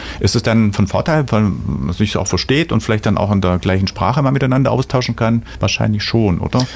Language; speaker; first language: German; native; German